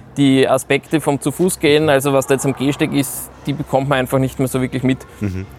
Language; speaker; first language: German; native; German